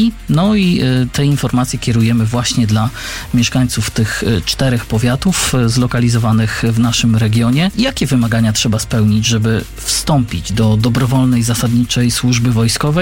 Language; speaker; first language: Polish; native; Polish